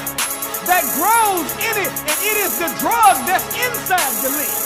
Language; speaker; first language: English; native; English